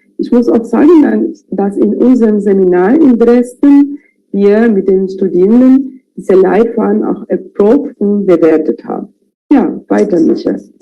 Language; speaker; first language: German; non-native, fluent; Spanish